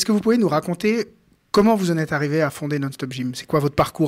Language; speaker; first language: French; native; French